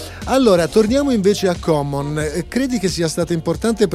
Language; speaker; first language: Italian; native; Italian